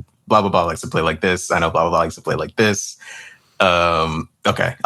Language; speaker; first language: English; native; English